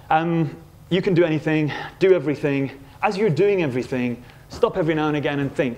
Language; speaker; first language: English; native; English